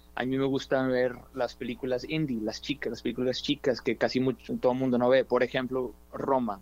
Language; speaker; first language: Spanish; early bilingual, heritage; Spanish